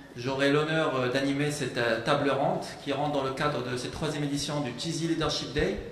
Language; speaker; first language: French; non-native, local second language; Arabic